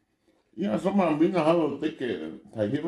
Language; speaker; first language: Finnish; non-native, learner; Thai